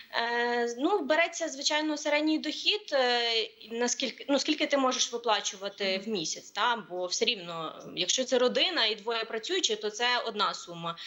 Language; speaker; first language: Ukrainian; native; Ukrainian